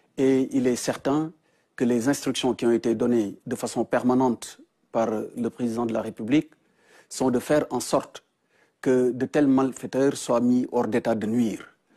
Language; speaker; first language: French; non-native, local second language; Wolof